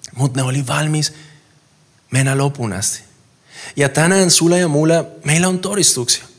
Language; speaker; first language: Finnish; non-native, fluent; Spanish